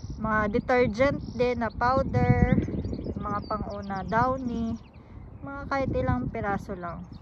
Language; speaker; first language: Filipino; native; Filipino